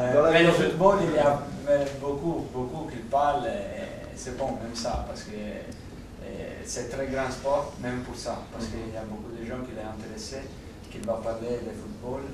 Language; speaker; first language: French; non-native, fluent; Italian